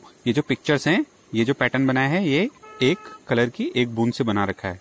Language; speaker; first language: Hindi; native; Hindi